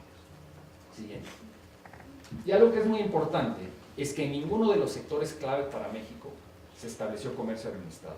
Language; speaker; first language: Spanish; native; Spanish